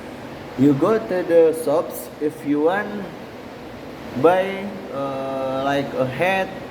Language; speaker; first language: English; non-native, learner; Indonesian